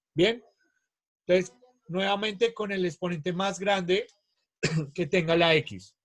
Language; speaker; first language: Spanish; native; Spanish